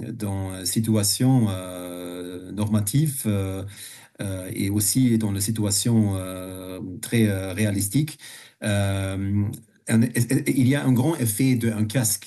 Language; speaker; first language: French; non-native, fluent; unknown